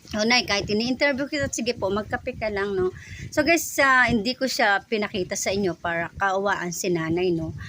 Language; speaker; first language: Filipino; non-native, local second language; Bikol